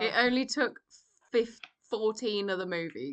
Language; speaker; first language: English; native; English